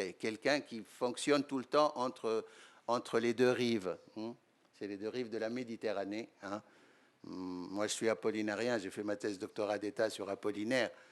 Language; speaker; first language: French; non-native, local second language; Arabic